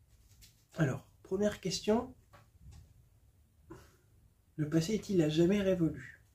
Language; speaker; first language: French; native; French